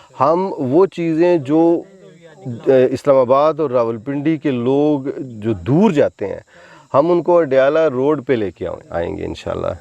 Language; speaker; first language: Urdu; non-native, local second language; Pahari-Potwari